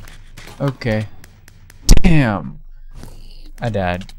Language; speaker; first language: English; native; English